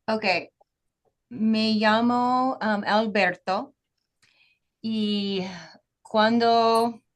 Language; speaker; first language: Spanish; non-native, fluent; English